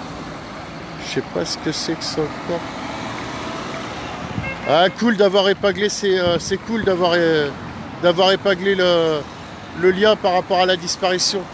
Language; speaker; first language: French; native; French